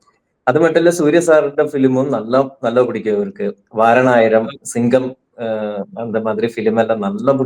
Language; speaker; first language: Tamil; non-native, learner; Malayalam